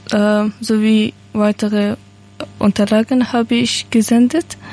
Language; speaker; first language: German; non-native, learner; Persian